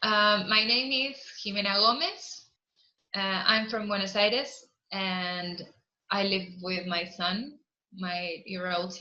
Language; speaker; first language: English; non-native, fluent; Spanish